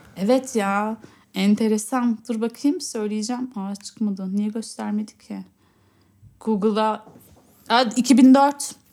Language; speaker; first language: Turkish; early bilingual, heritage; Turkish